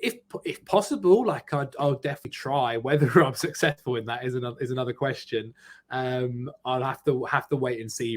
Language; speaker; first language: English; native; English